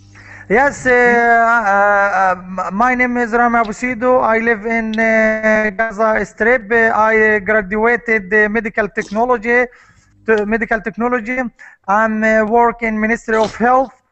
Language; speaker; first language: English; non-native, learner; Arabic